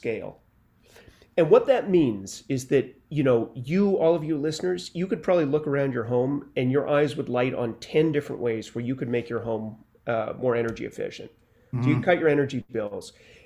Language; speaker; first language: English; native; English